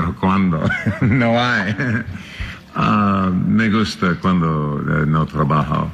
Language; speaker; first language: Spanish; non-native, learner; English